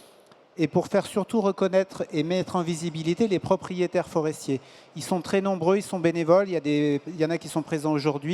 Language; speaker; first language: French; native; French